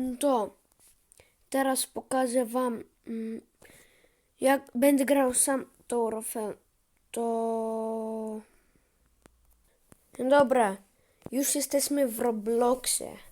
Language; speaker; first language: Polish; early bilingual, heritage; Polish